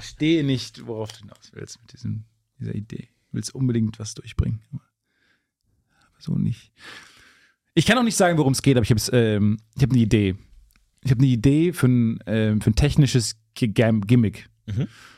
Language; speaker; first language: German; native; German